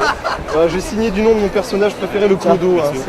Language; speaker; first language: French; native; French